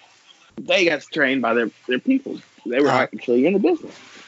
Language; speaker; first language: English; native; English